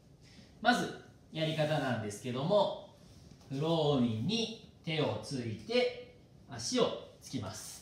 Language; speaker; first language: Japanese; native; Japanese